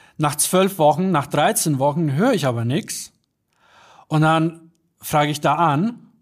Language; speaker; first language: German; early bilingual, other home language; Polish